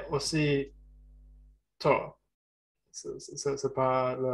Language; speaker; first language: French; non-native, learner; German